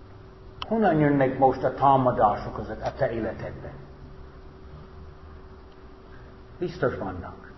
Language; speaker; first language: Hungarian; non-native, fluent; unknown